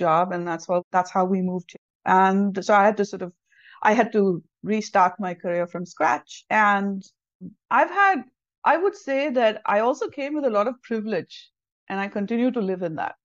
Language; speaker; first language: English; non-native, local second language; Tamil